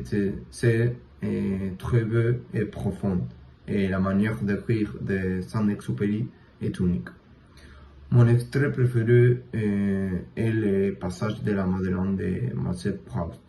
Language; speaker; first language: French; non-native, learner; Spanish